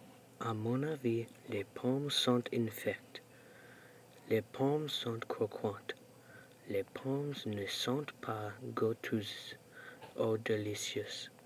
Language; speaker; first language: French; non-native, learner; English